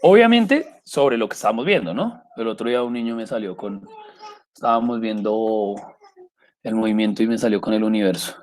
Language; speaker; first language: Spanish; native; Spanish